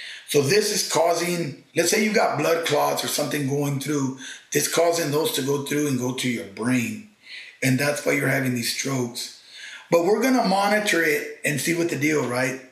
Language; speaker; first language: English; early bilingual, other home language; Spanish